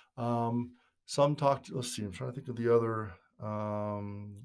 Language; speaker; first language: English; native; English